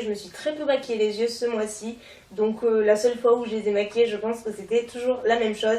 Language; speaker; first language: French; native; French